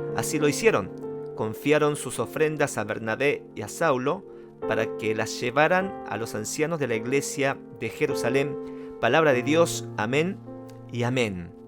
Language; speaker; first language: Spanish; non-native, fluent; Korean